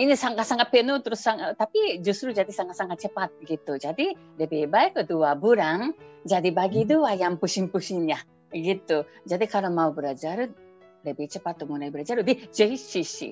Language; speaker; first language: Indonesian; non-native, learner; Japanese